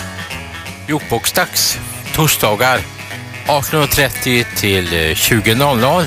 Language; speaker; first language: Swedish; native; Swedish